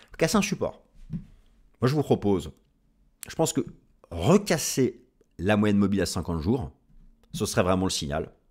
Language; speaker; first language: French; native; French